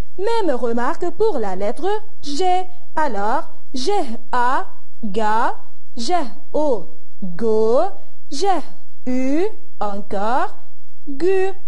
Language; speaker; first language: French; non-native, local second language; Arabic